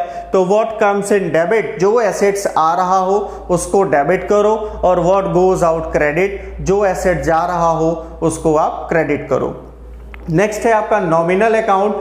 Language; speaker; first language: Hindi; native; Hindi